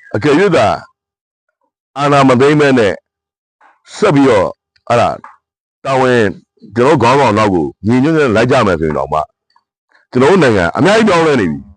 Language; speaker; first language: Burmese; native; Burmese